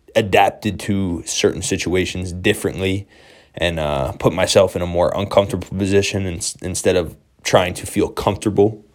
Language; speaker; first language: English; native; English